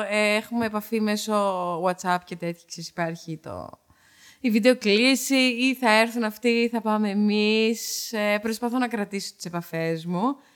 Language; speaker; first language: Greek; early bilingual, other home language; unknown